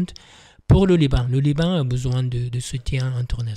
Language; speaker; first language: French; non-native, fluent; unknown